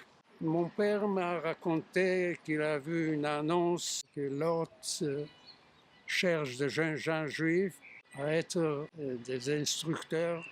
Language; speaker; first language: French; non-native, fluent; Yiddish